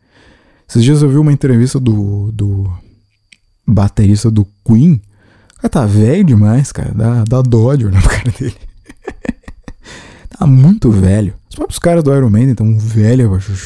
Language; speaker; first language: Portuguese; native; Portuguese